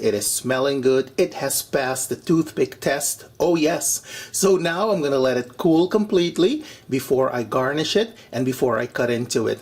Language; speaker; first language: English; non-native, fluent; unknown